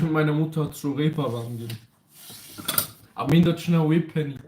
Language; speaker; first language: German; early bilingual, other home language; Kurdish